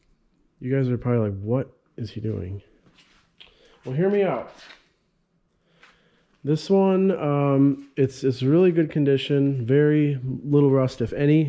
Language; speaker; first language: English; native; English